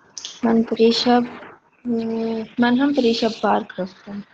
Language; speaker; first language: Persian; non-native, learner; Urdu